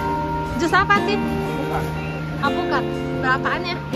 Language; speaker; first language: Indonesian; native; Indonesian